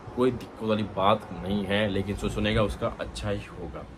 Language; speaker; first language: Hindi; non-native, local second language; Marathi